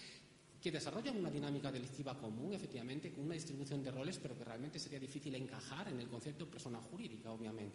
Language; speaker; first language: Spanish; native; Spanish